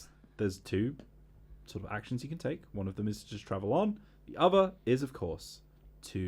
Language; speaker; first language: English; native; English